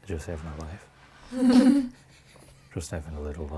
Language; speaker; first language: English; native; English